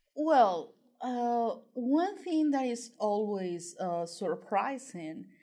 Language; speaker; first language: English; non-native, fluent; Spanish